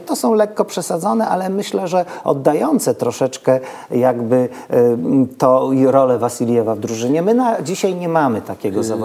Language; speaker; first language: Polish; native; Polish